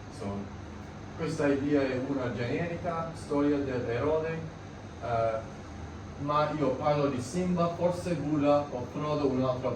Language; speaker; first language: Italian; non-native, learner; English